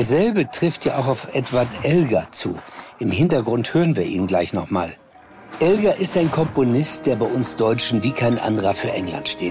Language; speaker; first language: German; native; German